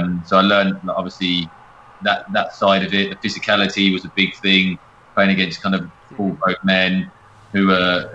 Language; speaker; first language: English; native; English